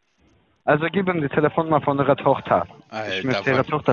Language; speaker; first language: German; non-native, learner; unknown